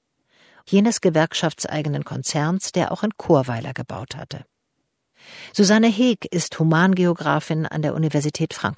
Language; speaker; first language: German; native; German